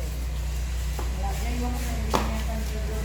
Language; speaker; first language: Filipino; non-native, learner; Korean